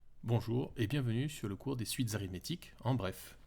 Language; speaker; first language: French; native; French